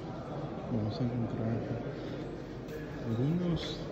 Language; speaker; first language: Spanish; early bilingual, heritage; Spanish